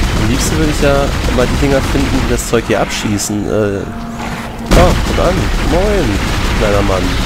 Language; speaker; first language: German; native; German